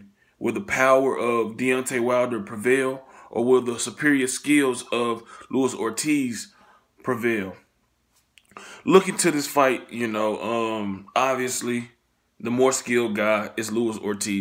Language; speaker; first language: English; native; English